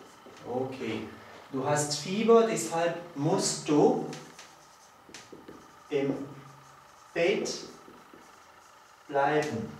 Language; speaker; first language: German; non-native, learner; Polish